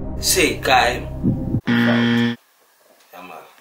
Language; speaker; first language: Dutch; non-native, learner; Akan